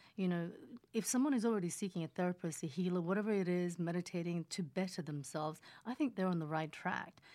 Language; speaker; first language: English; early bilingual, other home language; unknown